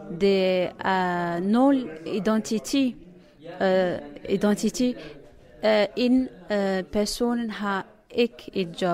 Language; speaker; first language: Norwegian; non-native, learner; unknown